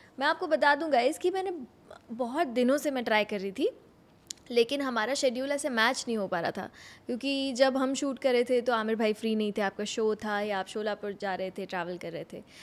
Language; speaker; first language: Hindi; native; Hindi